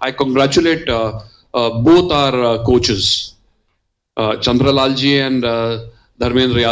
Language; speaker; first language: Hindi; native; Hindi